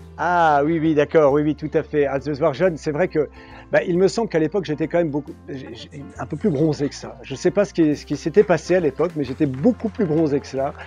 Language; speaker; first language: French; native; French